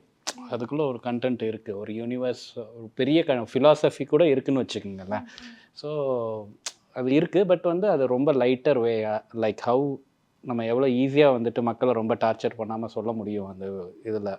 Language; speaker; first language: Tamil; native; Tamil